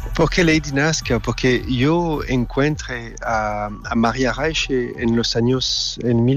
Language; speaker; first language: Spanish; non-native, learner; French